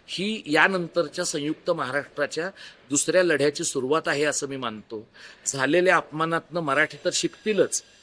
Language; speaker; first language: Marathi; native; Marathi